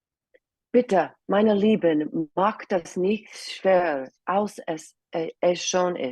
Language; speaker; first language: German; non-native, learner; English